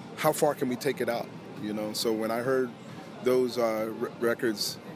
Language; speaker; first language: English; native; English